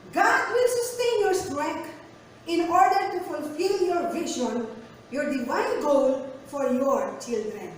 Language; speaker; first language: English; non-native, local second language; Filipino